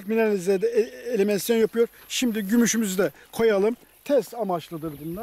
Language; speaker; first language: Turkish; native; Turkish